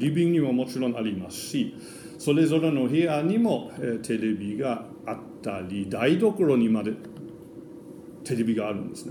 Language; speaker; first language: Japanese; non-native, fluent; German